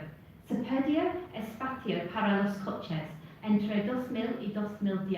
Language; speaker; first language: Spanish; non-native, fluent; English